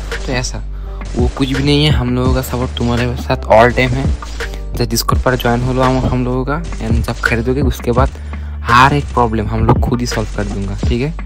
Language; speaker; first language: Hindi; non-native, local second language; Bangla